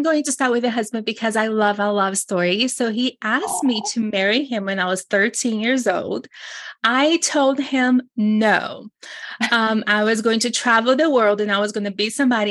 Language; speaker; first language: English; non-native, fluent; Portuguese